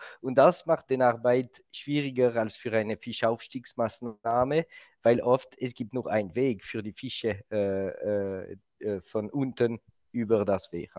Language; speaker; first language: German; non-native, local second language; French